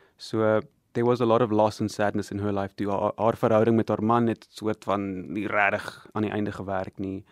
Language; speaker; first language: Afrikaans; non-native, local second language; English